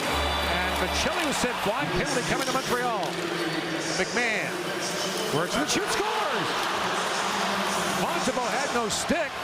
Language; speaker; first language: English; native; English